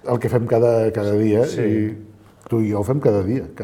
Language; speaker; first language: Catalan; native; Catalan